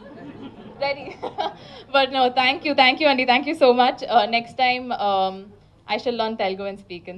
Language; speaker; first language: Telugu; non-native, learner; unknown